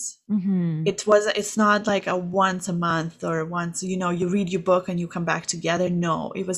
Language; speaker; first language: English; non-native, fluent; Kazakh